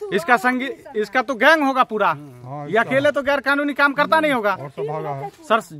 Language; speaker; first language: Hindi; native; Hindi